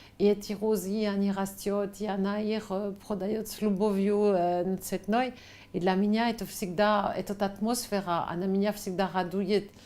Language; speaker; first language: Russian; non-native, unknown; French